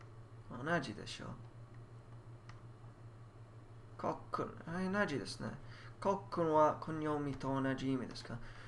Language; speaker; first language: Japanese; non-native, learner; English